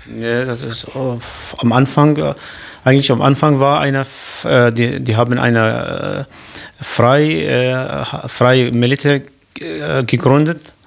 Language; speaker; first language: German; non-native, learner; Kurdish